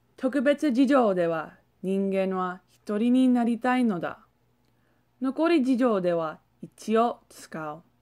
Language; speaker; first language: Japanese; non-native, learner; English